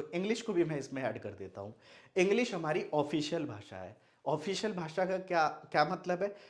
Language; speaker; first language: Hindi; non-native, local second language; Maithili